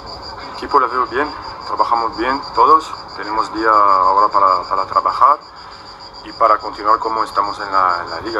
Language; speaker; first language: Spanish; non-native, fluent; French